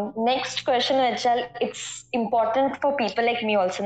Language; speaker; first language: English; non-native, local second language; Malayalam